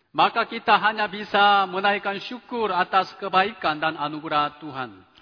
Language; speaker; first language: Indonesian; non-native, fluent; Chinese